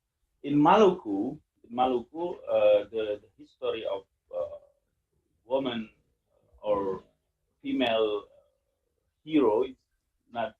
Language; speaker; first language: English; non-native, learner; Indonesian